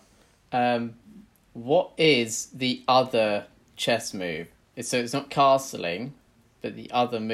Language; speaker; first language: English; native; English